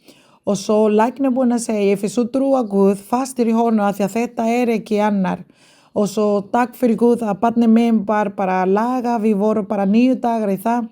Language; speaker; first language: Icelandic; non-native, learner; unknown